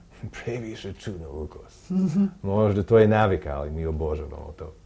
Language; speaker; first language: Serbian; non-native, learner; English